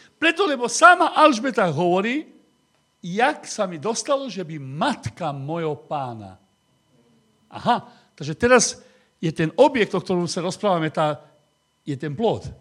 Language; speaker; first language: Slovak; non-native, local second language; Hungarian